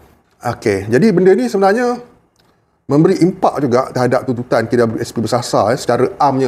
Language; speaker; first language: Malay; native; Malay